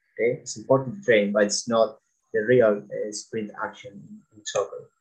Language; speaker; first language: English; non-native, fluent; Spanish